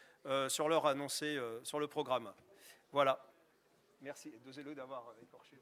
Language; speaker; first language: French; native; French